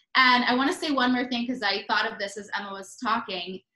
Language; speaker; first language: English; native; English